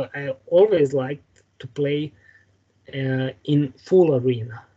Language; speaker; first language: English; non-native, fluent; Serbian